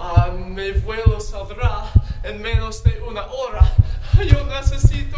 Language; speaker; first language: Spanish; non-native, learner; English